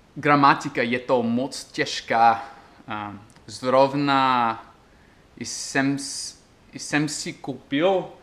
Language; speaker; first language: Czech; non-native, learner; English